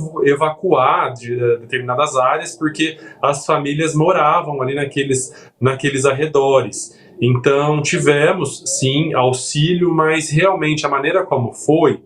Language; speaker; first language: Portuguese; native; Portuguese